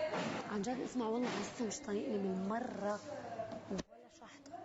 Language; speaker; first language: Arabic; native; Arabic